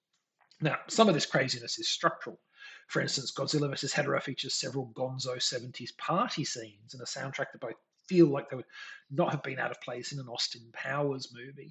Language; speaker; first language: English; native; English